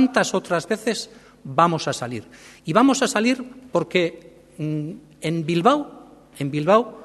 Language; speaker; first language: Spanish; native; Spanish